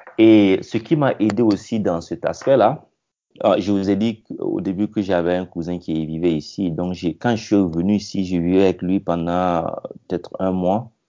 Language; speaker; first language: French; non-native, local second language; Mossi